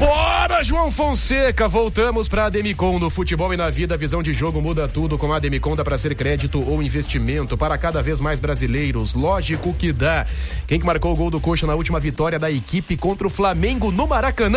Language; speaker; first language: Portuguese; native; Portuguese